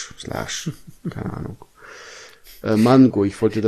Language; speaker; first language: German; early bilingual, other home language; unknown